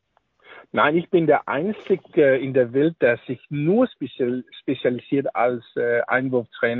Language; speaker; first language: German; non-native, learner; Danish